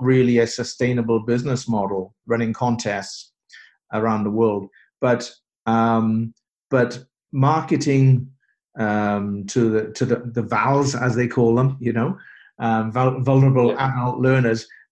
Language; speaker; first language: English; native; English